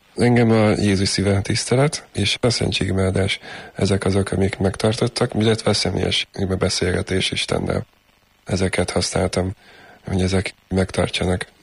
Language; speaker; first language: Hungarian; native; Hungarian